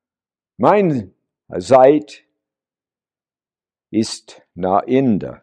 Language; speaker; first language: German; non-native, learner; English